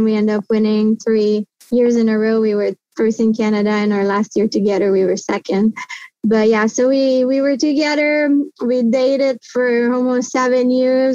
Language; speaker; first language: English; non-native, fluent; French